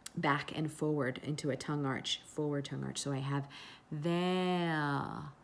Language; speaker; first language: English; native; English